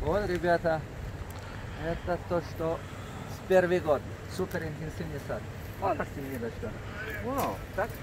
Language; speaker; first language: Russian; non-native, local second language; Tajik